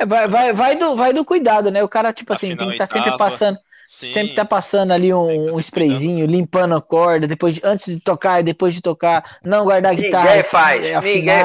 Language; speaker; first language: Portuguese; native; Portuguese